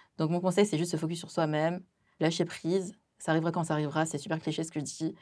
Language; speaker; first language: French; early bilingual, other home language; Chinese